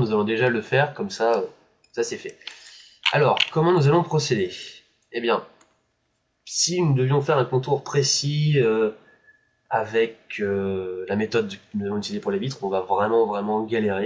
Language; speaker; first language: French; native; French